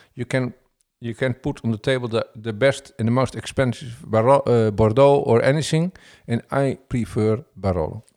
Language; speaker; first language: English; non-native, fluent; Dutch